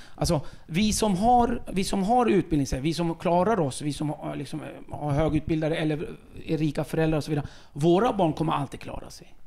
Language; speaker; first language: Swedish; early bilingual, other home language; Kurdish